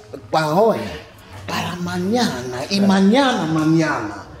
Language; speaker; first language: Spanish; non-native, learner; English